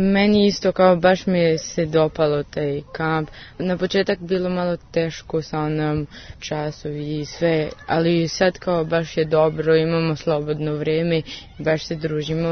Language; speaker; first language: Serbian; early bilingual, heritage; Serbian